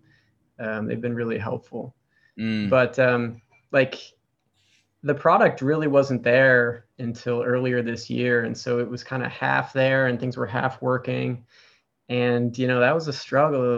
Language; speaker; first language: English; native; English